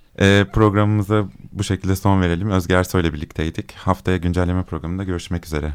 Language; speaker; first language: Turkish; native; Turkish